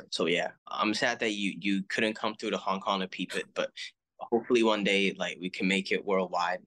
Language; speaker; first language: English; non-native, local second language; Cantonese